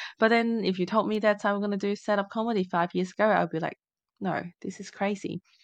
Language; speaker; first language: English; non-native, fluent; Chinese